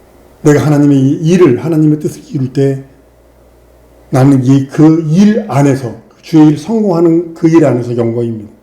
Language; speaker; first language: Korean; native; Korean